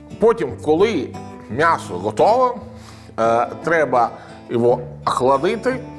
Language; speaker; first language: Ukrainian; non-native, learner; Italian